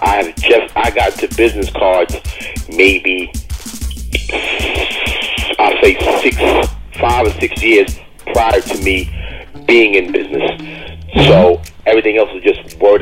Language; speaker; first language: English; native; English